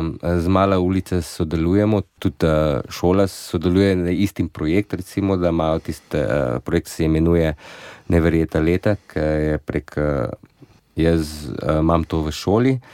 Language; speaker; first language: Slovenian; non-native, fluent; Portuguese